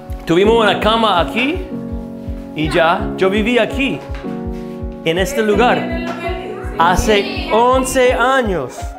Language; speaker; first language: Spanish; non-native, fluent; English